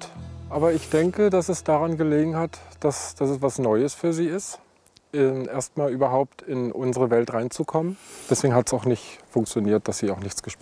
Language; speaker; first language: German; native; German